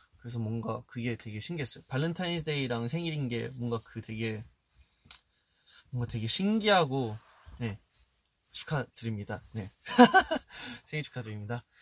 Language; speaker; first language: Korean; early bilingual, heritage; Korean